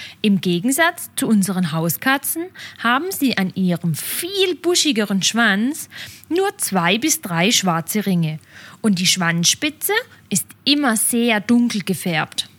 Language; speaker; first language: German; native; German